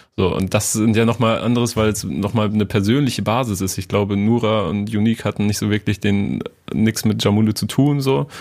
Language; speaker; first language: German; native; German